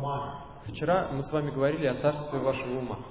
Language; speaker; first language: Russian; native; Russian